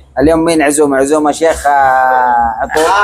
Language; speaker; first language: Arabic; non-native, learner; Bangla